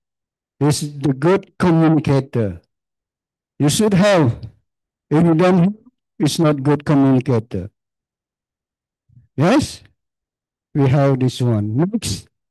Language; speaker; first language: English; non-native, learner; Khmer